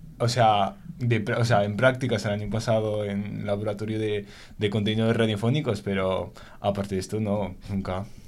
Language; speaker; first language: Spanish; non-native, fluent; French